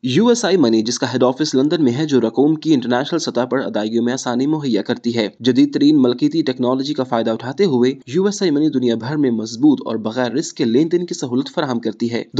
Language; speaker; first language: Urdu; native; Urdu